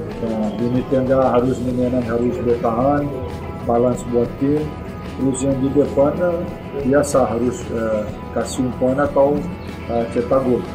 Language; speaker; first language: Indonesian; non-native, fluent; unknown